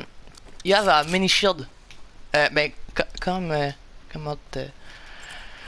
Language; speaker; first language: English; non-native, learner; French